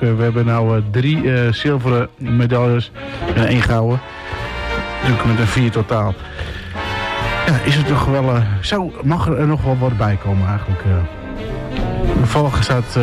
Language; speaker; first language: Dutch; native; Dutch